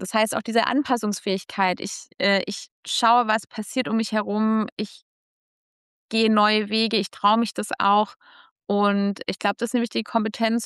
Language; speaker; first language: German; native; German